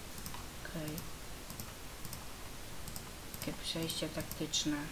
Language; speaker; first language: Polish; native; Polish